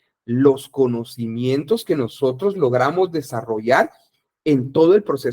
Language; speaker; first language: Spanish; native; Spanish